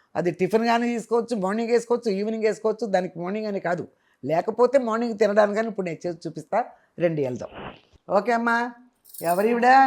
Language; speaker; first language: Telugu; native; Telugu